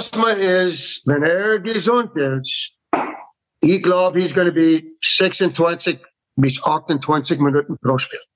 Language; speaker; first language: German; non-native, fluent; English